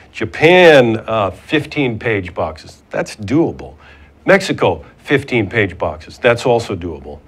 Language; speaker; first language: English; native; English